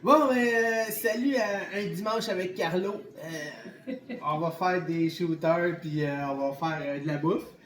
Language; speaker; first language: French; native; French